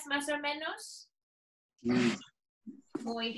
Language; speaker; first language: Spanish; non-native, learner; English